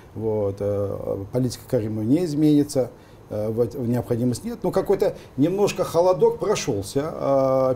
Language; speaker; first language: Russian; non-native, local second language; Uzbek